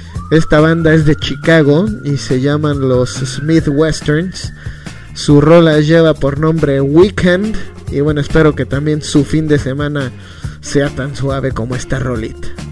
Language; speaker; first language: Spanish; native; Spanish